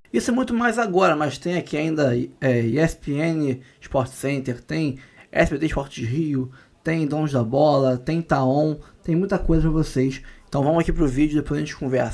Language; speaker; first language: Portuguese; native; Portuguese